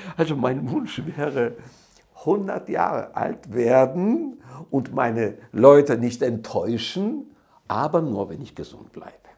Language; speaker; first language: German; non-native, fluent; Georgian